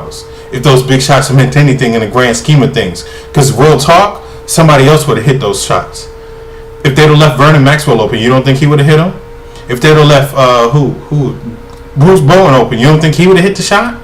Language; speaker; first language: English; native; English